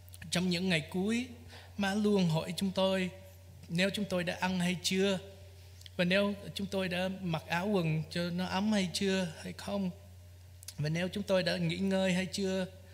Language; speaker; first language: Vietnamese; early bilingual, heritage; Vietnamese